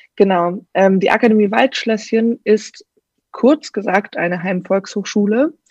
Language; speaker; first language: German; native; German